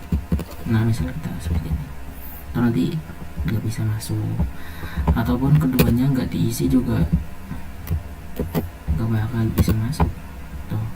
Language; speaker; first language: Indonesian; native; Indonesian